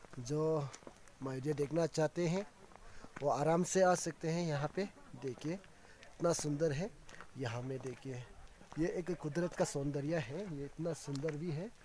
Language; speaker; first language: Hindi; non-native, local second language; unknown